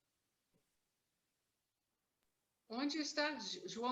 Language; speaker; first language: Portuguese; non-native, learner; English